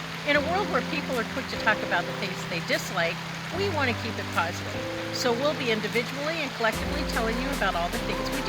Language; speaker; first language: English; native; English